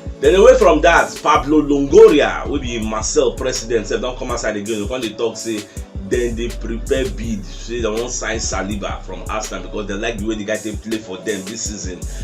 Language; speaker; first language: Nigerian Pidgin; non-native, local second language; Igbo